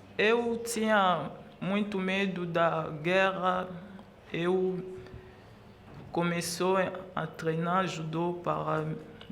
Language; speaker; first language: Portuguese; non-native, learner; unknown